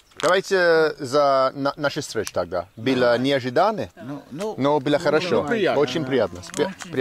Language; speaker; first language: Russian; non-native, learner; English